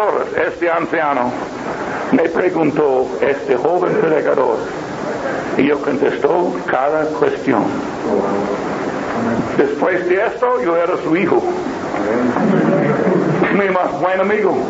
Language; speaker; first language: Spanish; non-native, learner; English